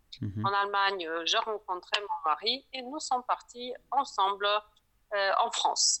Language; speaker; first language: French; non-native, fluent; Polish